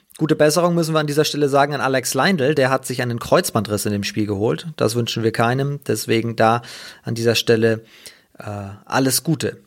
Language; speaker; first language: German; native; German